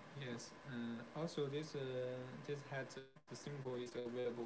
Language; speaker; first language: English; non-native, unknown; Chinese